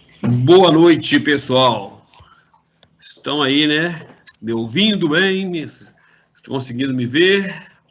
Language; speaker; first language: Portuguese; native; Portuguese